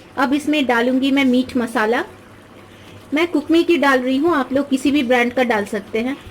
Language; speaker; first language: Hindi; non-native, local second language; Bangla